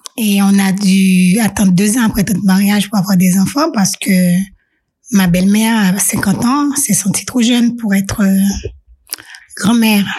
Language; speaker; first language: French; non-native, local second language; Haitian Creole